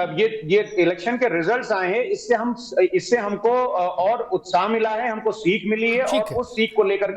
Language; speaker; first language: Hindi; native; Hindi